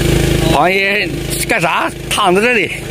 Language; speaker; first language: Chinese; native; Chinese